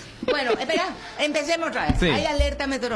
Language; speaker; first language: Spanish; native; Spanish